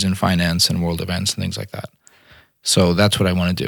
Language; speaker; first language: English; native; English